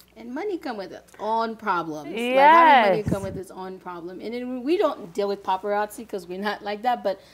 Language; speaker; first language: English; early bilingual, other home language; Haitian Creole